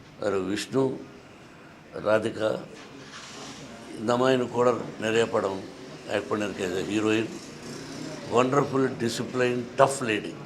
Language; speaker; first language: Tamil; non-native, learner; Telugu